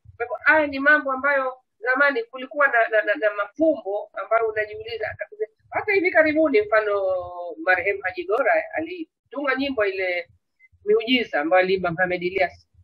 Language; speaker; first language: Swahili; native; Swahili